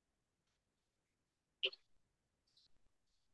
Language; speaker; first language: Urdu; native; Urdu